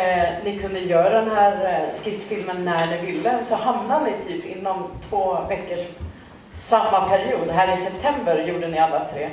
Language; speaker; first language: Swedish; native; Swedish